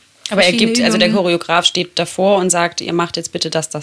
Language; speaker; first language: German; native; German